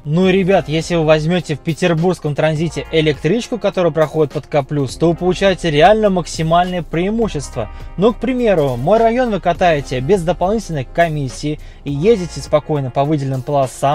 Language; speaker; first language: Russian; native; Russian